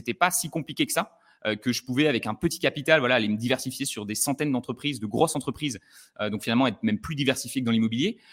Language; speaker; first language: French; native; French